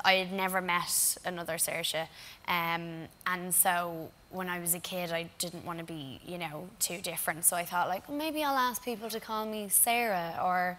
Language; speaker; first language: English; native; English